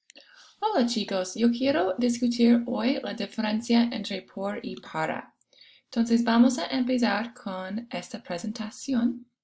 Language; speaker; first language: Spanish; non-native, fluent; English